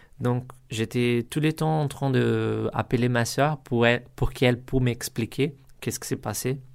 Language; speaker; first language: French; non-native, learner; Portuguese